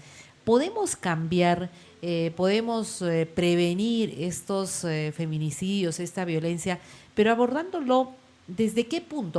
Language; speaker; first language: Spanish; native; Spanish